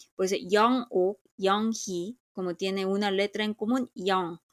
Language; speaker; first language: Spanish; non-native, fluent; Korean